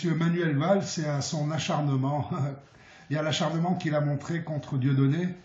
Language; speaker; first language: French; early bilingual, other home language; Arabic